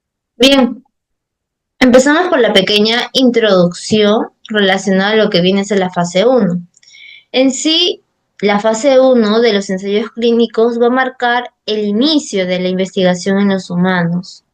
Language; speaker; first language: Spanish; native; Spanish